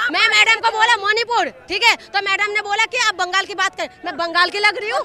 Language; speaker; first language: Hindi; non-native, local second language; Assamese